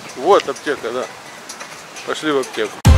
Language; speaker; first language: Russian; native; Russian